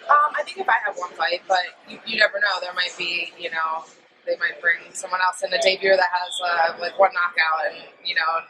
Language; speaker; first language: English; native; English